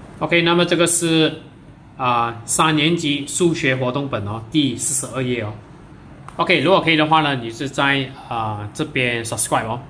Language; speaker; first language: Chinese; native; Chinese